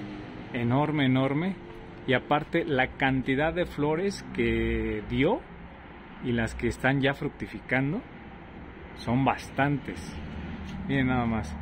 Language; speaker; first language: Spanish; native; Spanish